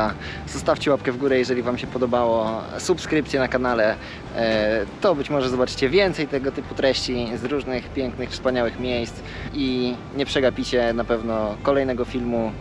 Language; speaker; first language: Polish; native; Polish